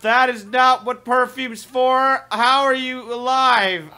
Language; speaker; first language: English; native; English